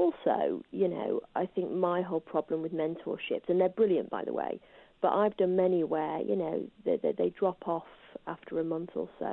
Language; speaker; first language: English; native; English